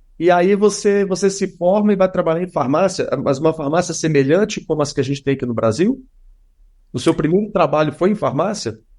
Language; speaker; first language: Portuguese; native; Portuguese